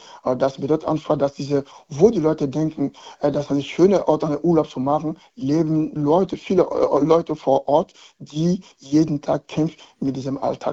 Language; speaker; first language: German; non-native, learner; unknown